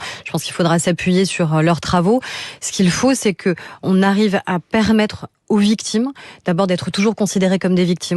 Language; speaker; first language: French; native; French